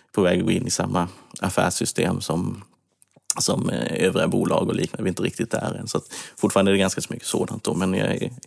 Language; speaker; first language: Swedish; native; Swedish